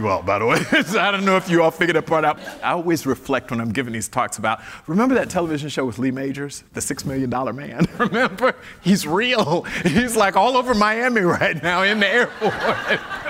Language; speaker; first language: English; native; English